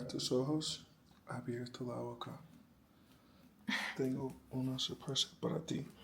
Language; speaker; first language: Spanish; non-native, learner; English